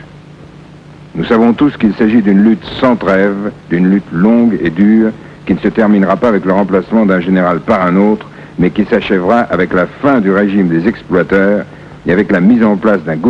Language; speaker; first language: French; native; French